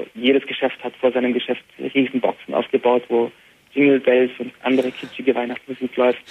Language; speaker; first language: German; early bilingual, heritage; Arabic